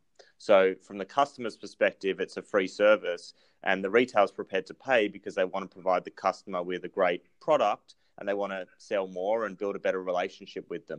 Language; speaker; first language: English; native; English